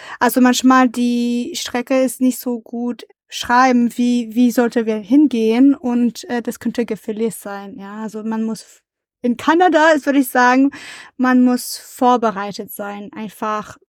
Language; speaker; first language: German; non-native, learner; French